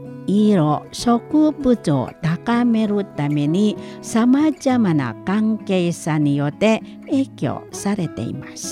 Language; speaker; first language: Japanese; non-native, fluent; Indonesian